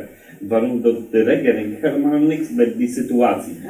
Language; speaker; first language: Dutch; non-native, learner; Polish